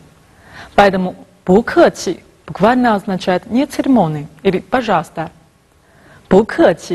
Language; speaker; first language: Russian; non-native, fluent; Chinese